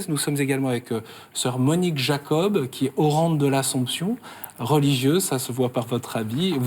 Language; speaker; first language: French; native; French